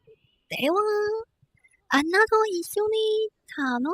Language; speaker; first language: Japanese; non-native, learner; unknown